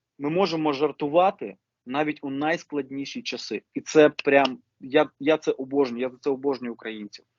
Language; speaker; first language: Ukrainian; non-native, local second language; Russian